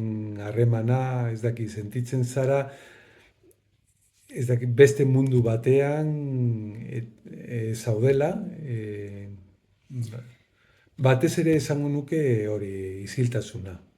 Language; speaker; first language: Basque; non-native, local second language; Spanish